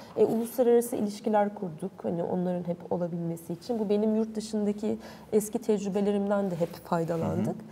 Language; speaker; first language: Turkish; native; Turkish